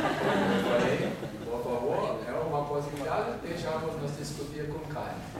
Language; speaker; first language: Portuguese; non-native, fluent; German